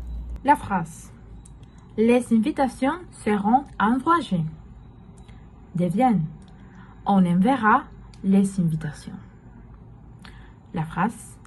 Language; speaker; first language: French; non-native, learner; Spanish